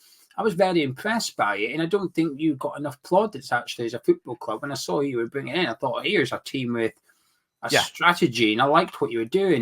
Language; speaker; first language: English; native; English